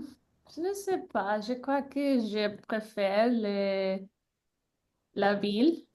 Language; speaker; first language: French; non-native, learner; English